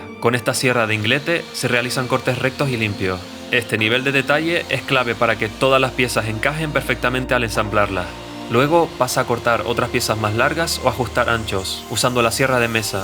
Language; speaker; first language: Spanish; native; Spanish